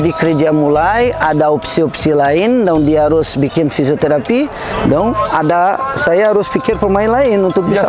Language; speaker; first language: Indonesian; non-native, fluent; Portuguese